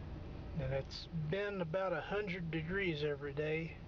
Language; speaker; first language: English; native; English